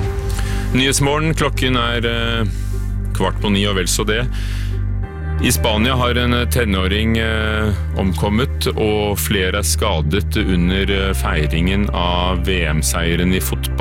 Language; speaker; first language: Norwegian; native; Norwegian